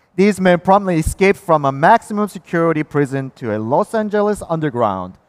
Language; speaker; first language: English; early bilingual, other home language; Korean